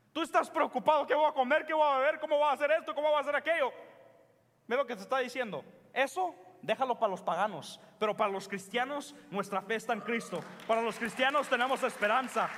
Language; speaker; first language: Spanish; early bilingual, heritage; Spanish